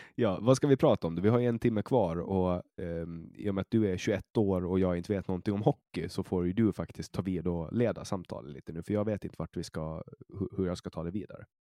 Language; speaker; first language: Swedish; native; Swedish